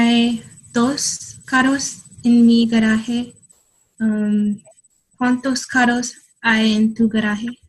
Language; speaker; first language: Spanish; non-native, learner; English